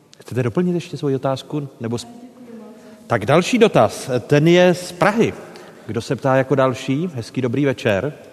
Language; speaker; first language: Czech; native; Czech